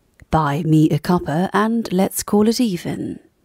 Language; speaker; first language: English; non-native, fluent; Korean